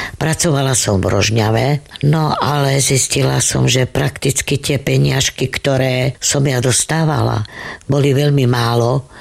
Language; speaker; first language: Slovak; non-native, local second language; Romany